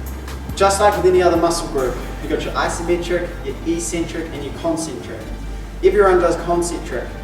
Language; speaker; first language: English; native; English